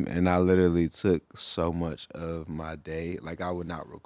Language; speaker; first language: English; native; English